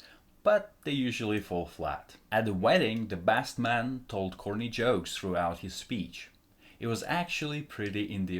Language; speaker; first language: English; non-native, fluent; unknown